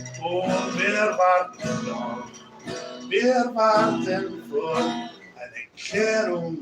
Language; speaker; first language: German; non-native, learner; English